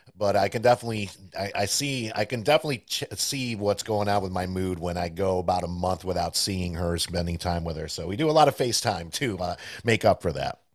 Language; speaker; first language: English; early bilingual, other home language; Spanish